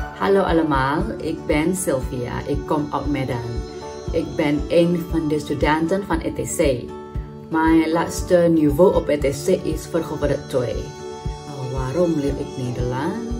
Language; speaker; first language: Dutch; non-native, fluent; Indonesian